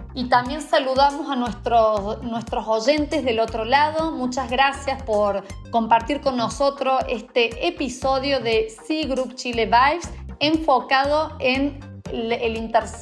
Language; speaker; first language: Spanish; native; Spanish